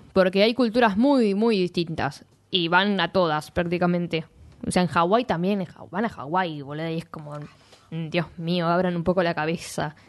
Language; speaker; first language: Spanish; native; Spanish